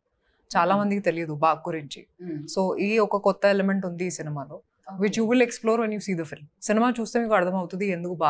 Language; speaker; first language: Telugu; non-native, fluent; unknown